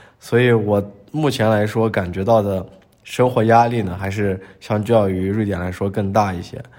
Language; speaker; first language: Chinese; native; Chinese